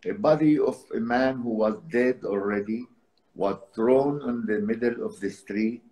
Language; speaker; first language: English; non-native, fluent; Arabic